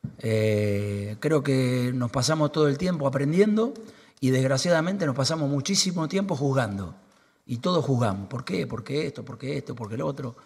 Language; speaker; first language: Spanish; native; Spanish